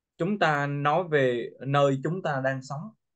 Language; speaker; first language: Vietnamese; non-native, learner; Korean